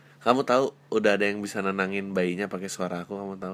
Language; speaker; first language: Indonesian; native; Indonesian